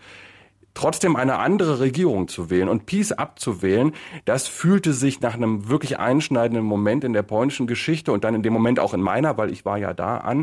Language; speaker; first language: German; native; German